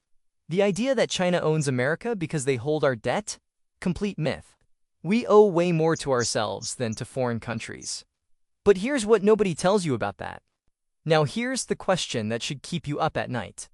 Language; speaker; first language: English; native; English